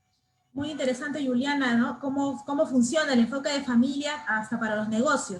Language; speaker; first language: Spanish; native; Spanish